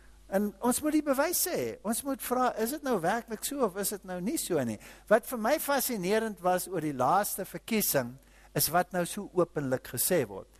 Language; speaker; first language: Afrikaans; non-native, fluent; German